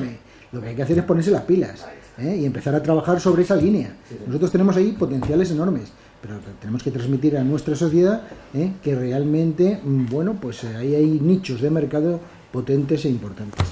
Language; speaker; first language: Spanish; native; Spanish